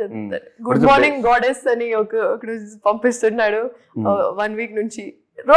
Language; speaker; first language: Telugu; non-native, local second language; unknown